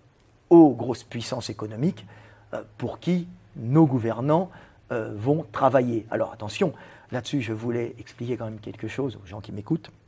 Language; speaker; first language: French; native; French